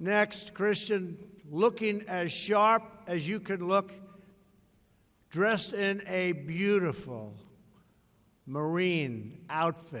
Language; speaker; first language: English; native; English